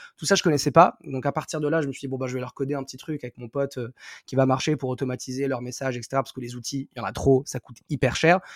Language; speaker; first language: French; non-native, local second language; Arabic